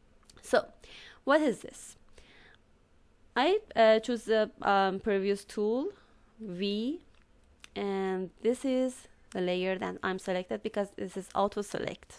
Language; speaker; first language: English; non-native, fluent; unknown